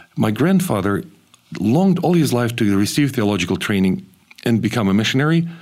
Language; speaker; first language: English; early bilingual, other home language; German